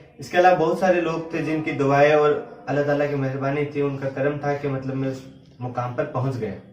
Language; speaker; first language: Hindi; native; Hindi